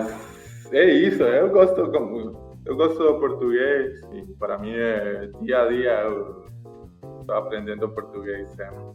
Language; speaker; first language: Portuguese; non-native, learner; Spanish